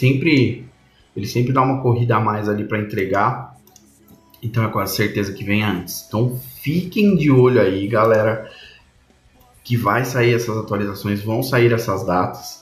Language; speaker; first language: Portuguese; native; Portuguese